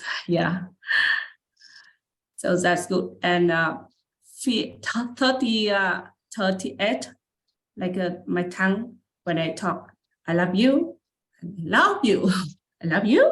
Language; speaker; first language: English; non-native, learner; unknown